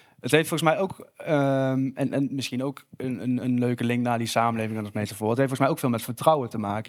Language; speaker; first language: Dutch; native; Dutch